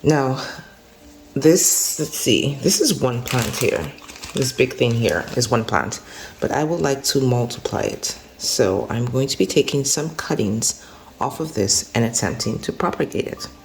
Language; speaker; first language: English; native; English